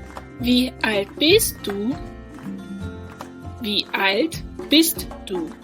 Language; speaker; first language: German; non-native, fluent; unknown